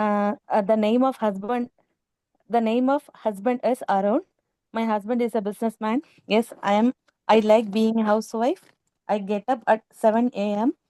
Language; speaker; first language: English; non-native, learner; Tamil